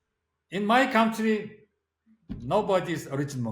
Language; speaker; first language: English; non-native, learner; Mongolian